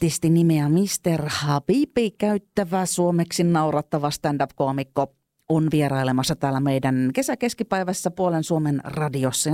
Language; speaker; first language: Finnish; native; Finnish